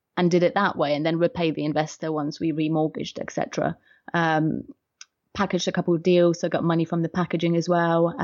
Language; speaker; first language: English; non-native, fluent; Polish